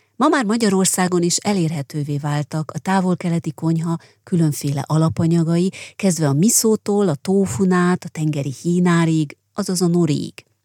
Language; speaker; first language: Hungarian; native; Hungarian